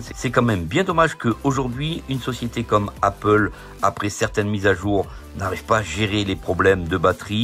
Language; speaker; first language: French; native; French